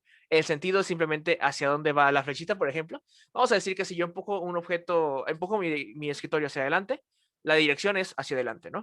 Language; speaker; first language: Spanish; native; Spanish